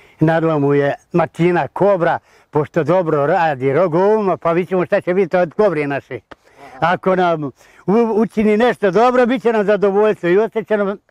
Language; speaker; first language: Bosnian; native; Bosnian